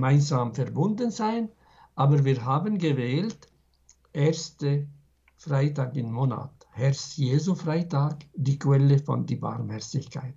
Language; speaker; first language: German; non-native, fluent; Arabic